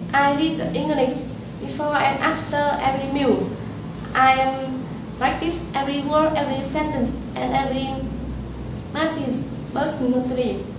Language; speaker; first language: English; non-native, learner; Vietnamese